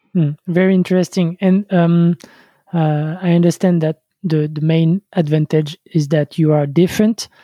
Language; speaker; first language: English; non-native, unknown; French